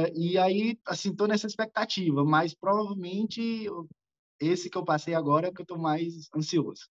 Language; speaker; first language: Portuguese; native; Portuguese